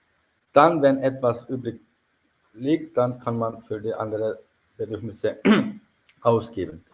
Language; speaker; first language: German; non-native, fluent; Turkish